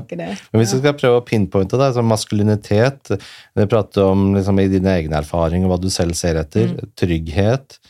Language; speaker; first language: Norwegian; native; Norwegian